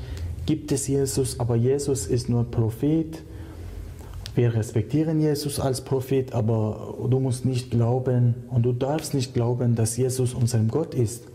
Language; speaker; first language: German; non-native, learner; Persian